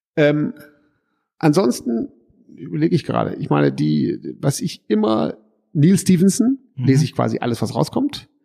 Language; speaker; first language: German; early bilingual, heritage; German